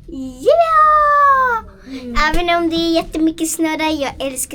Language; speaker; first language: Swedish; early bilingual, other home language; Persian